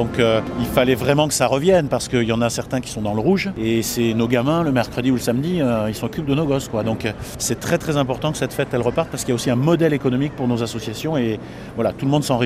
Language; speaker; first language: French; native; French